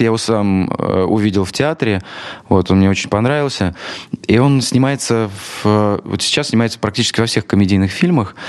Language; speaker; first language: Russian; native; Russian